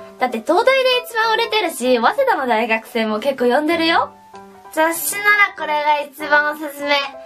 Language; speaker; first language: Japanese; non-native, fluent; Korean